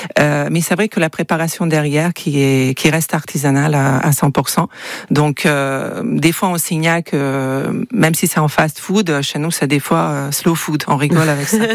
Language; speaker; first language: French; non-native, fluent; Hungarian